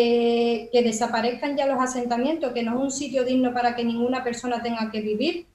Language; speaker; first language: Spanish; native; Spanish